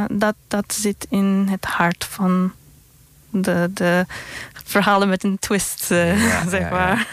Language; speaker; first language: Dutch; non-native, fluent; Turkish